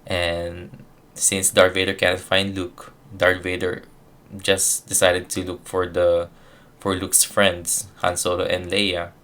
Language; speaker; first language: English; non-native, local second language; Filipino